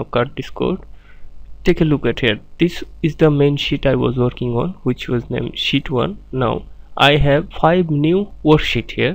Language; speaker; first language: English; non-native, fluent; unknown